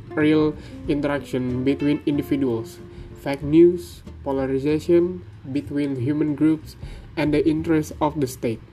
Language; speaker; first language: English; non-native, learner; Indonesian